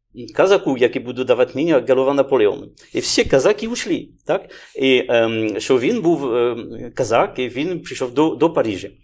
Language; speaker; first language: Ukrainian; non-native, learner; French